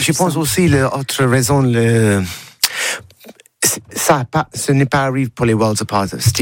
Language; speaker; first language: French; non-native, learner; English